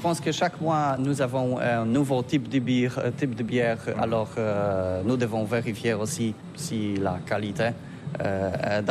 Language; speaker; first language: French; non-native, learner; Polish